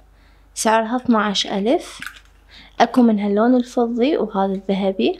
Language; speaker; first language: Arabic; native; Arabic